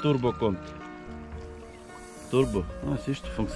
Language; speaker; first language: German; non-native, learner; Russian